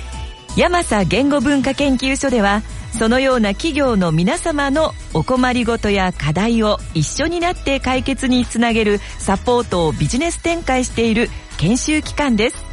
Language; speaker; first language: Japanese; native; Japanese